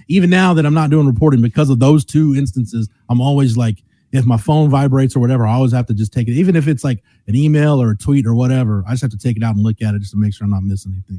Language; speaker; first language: English; native; English